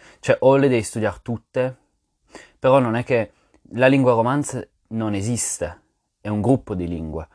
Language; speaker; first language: Italian; non-native, fluent; French